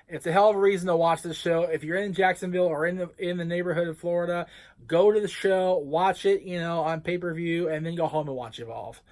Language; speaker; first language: English; native; English